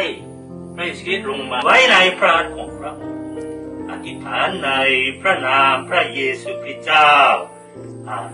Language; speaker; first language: Thai; non-native, fluent; Korean